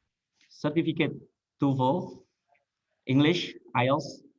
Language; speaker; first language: English; non-native, learner; Indonesian